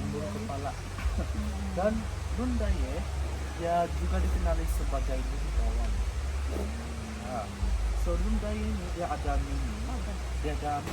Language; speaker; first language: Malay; non-native, local second language; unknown